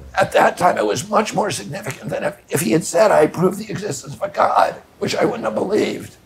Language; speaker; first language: English; native; English